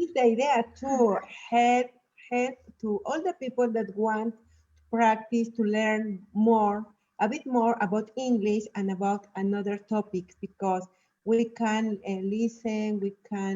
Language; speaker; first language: English; non-native, learner; Spanish